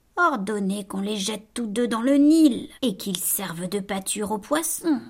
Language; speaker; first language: French; native; French